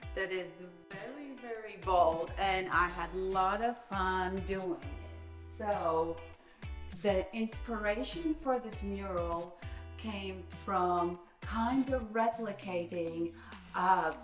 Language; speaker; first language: English; non-native, fluent; Latvian